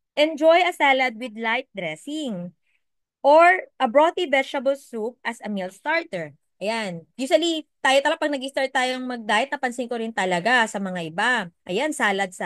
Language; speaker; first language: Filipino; non-native, local second language; Iloko